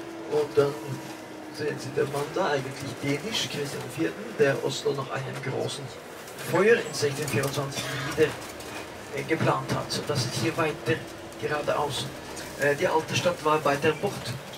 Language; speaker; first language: German; non-native, fluent; Norwegian